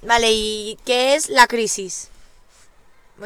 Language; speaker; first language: Spanish; native; Spanish